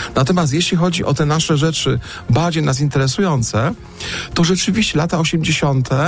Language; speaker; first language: Polish; native; Polish